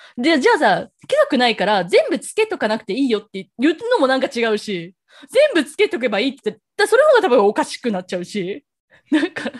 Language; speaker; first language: Japanese; native; Japanese